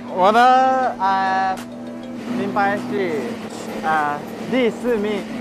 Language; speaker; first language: Chinese; non-native, learner; Japanese